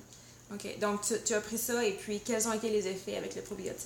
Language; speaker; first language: French; native; French